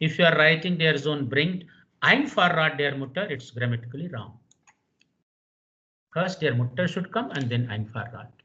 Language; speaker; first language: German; non-native, fluent; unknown